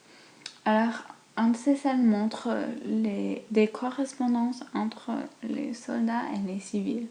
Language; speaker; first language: French; non-native, fluent; English